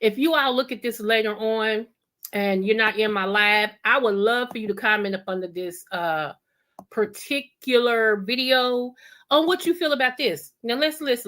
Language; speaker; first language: English; native; English